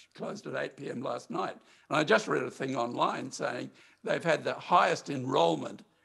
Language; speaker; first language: English; native; English